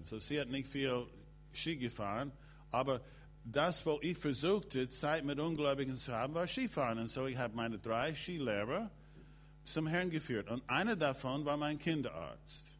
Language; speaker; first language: German; non-native, fluent; English